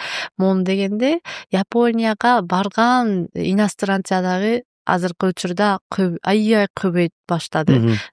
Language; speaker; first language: Kyrgyz; non-native, learner; Japanese